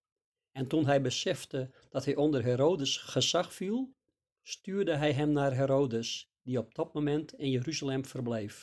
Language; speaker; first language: Dutch; native; Dutch